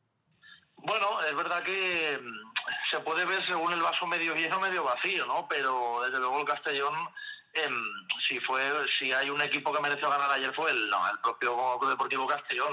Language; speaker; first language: Spanish; native; Spanish